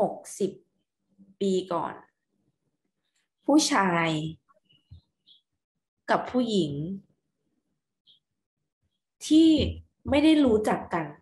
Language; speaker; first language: Thai; native; Thai